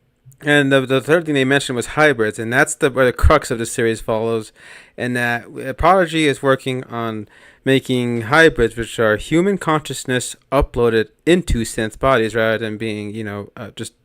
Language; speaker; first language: English; native; English